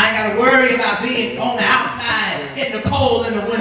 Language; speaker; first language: English; native; English